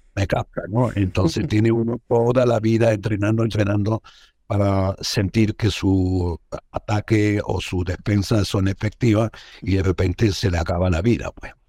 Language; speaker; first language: Spanish; non-native, fluent; Arabic